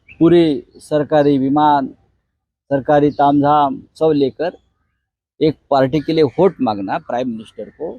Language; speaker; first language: Hindi; non-native, local second language; Marathi